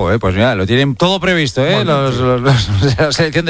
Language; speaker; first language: Spanish; native; Spanish